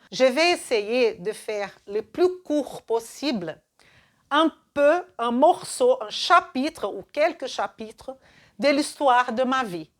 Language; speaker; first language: French; non-native, fluent; Portuguese